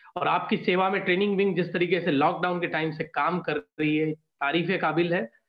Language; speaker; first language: Hindi; native; Hindi